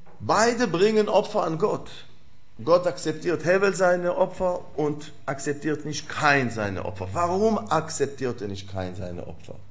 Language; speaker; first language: German; non-native, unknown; Hebrew